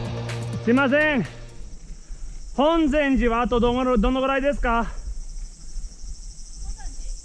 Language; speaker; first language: Japanese; non-native, fluent; English